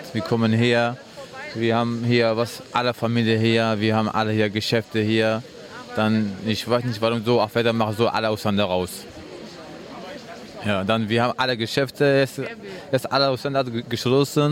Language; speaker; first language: German; non-native, learner; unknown